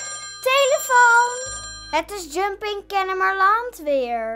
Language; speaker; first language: Dutch; native; Dutch